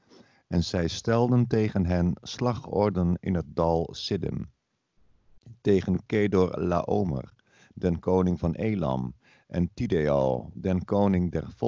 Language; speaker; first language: Dutch; native; Dutch